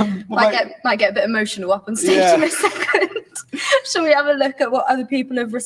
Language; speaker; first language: English; native; English